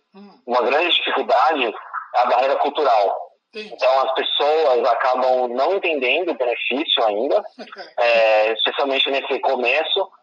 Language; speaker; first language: Portuguese; native; Portuguese